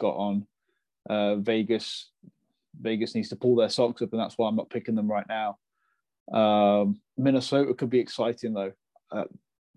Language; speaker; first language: English; native; English